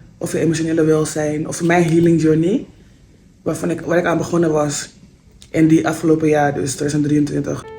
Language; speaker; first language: Dutch; native; Dutch